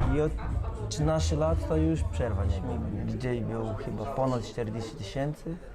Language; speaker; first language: Polish; non-native, learner; Portuguese